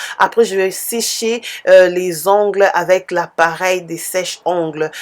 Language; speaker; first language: French; non-native, local second language; Lingala